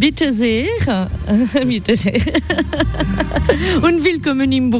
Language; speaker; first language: German; non-native, fluent; French